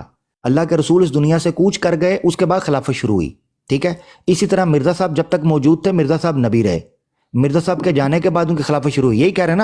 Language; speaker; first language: Hindi; non-native, local second language; Punjabi